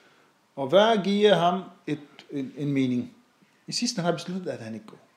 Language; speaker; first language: Danish; non-native, fluent; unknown